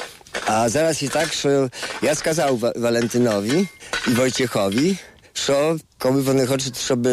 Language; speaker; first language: Ukrainian; non-native, fluent; Polish